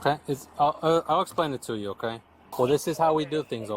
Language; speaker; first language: English; native; English